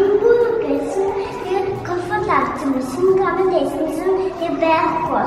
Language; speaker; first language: Mongolian; early bilingual, heritage; Mongolian